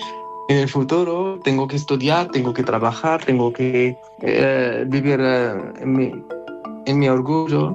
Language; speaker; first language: Spanish; non-native, learner; Arabic